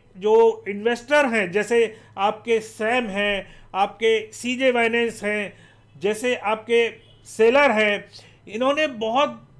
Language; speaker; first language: Hindi; native; Hindi